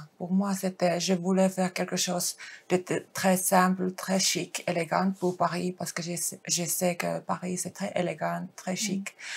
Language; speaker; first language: French; non-native, fluent; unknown